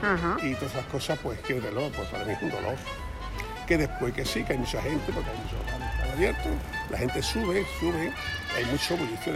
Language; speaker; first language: Spanish; native; Spanish